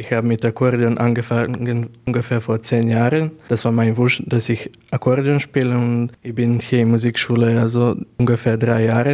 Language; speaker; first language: German; non-native, learner; Serbian